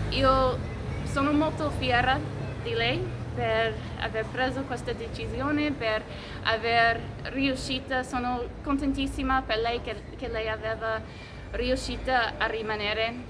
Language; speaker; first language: Italian; non-native, fluent; English